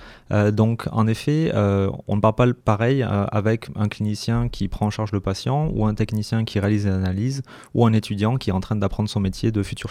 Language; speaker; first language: French; native; French